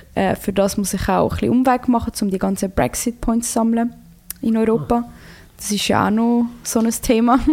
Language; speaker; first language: German; early bilingual, other home language; Croatian